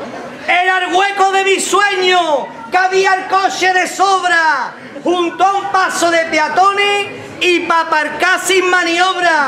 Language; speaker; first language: Spanish; native; Spanish